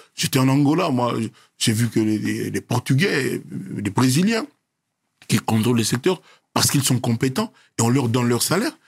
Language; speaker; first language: French; non-native, local second language; Lingala